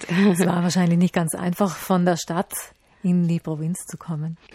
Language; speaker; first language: German; native; German